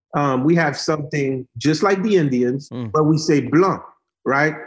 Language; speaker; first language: English; early bilingual, other home language; Haitian Creole